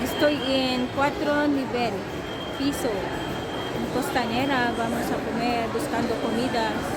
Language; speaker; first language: Spanish; non-native, learner; Filipino